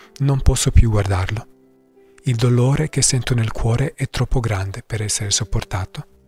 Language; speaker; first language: Italian; non-native, fluent; English